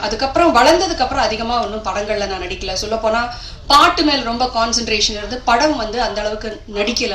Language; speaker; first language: Tamil; native; Tamil